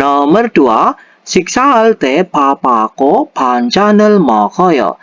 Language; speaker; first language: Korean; non-native, fluent; Indonesian